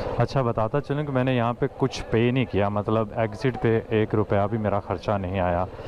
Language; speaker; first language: Urdu; non-native, local second language; Punjabi